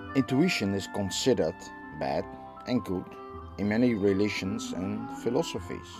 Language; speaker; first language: English; non-native, fluent; Dutch